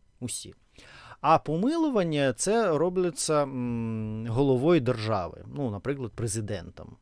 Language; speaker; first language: Ukrainian; non-native, local second language; Russian